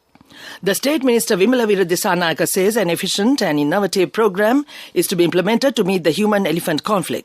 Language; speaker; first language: English; non-native, local second language; Sinhala